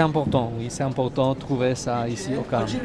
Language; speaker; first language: French; non-native, learner; Czech